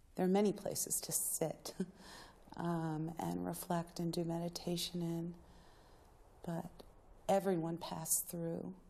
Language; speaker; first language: English; native; English